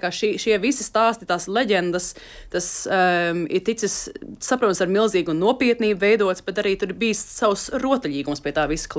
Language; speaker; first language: Latvian; early bilingual, heritage; Latvian